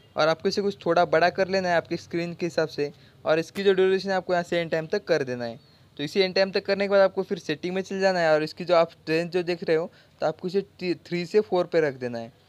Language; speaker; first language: Hindi; non-native, local second language; Marathi